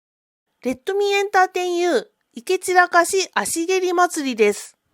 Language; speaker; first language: Japanese; native; Japanese